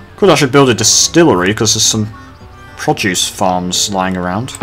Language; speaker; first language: English; native; English